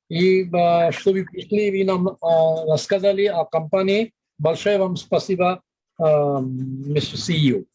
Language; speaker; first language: Russian; non-native, fluent; Hindi